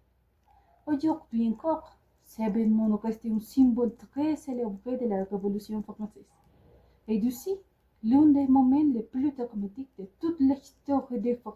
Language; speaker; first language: French; non-native, learner; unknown